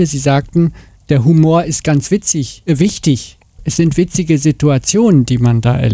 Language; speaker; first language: German; native; German